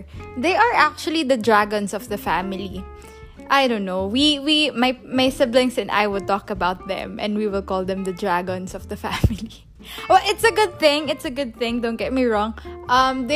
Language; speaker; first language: English; non-native, local second language; Bikol